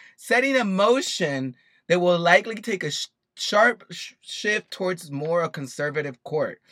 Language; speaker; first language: English; early bilingual, other home language; Spanish